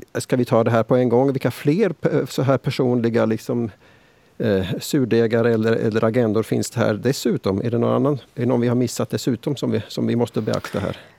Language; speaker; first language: Swedish; native; Swedish